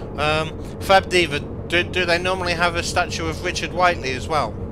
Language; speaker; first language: English; native; English